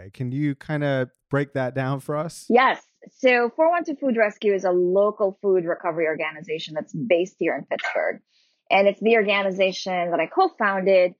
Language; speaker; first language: English; non-native, local second language; Filipino